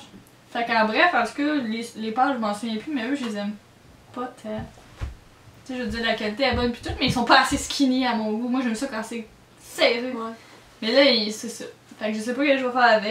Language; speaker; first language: French; native; French